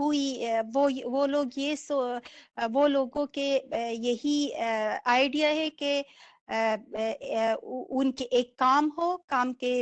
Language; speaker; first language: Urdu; non-native, fluent; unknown